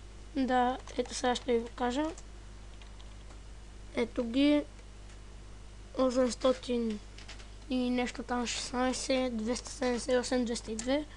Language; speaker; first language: Bulgarian; native; Bulgarian